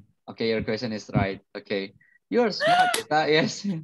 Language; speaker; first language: English; non-native, fluent; Indonesian